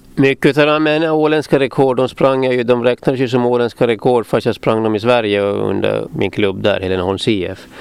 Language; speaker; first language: Swedish; native; Swedish